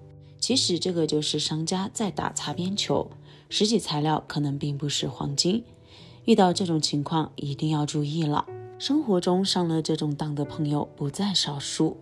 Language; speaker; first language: Chinese; native; Chinese